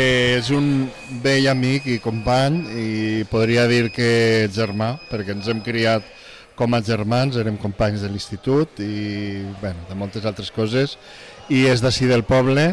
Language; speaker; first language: Catalan; native; Catalan